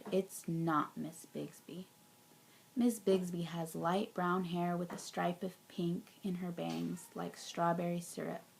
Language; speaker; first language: English; native; English